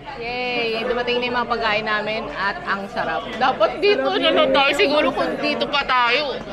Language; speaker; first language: Filipino; native; Filipino